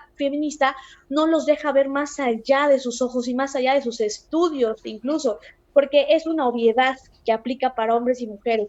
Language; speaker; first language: Spanish; native; Spanish